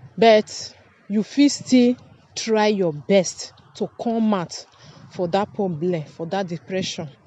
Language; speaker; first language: Nigerian Pidgin; native; Nigerian Pidgin